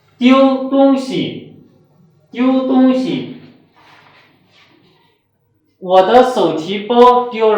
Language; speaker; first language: Chinese; non-native, fluent; Urdu